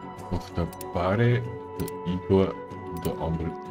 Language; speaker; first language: German; native; German